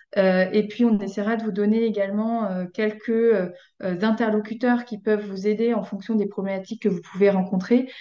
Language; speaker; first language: French; native; French